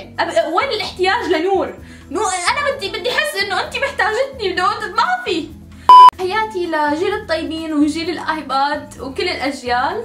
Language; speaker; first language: Arabic; native; Arabic